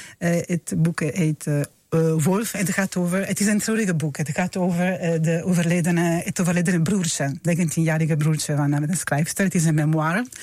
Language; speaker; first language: Dutch; non-native, fluent; Italian